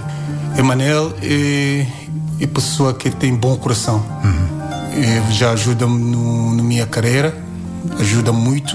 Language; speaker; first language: Portuguese; non-native, learner; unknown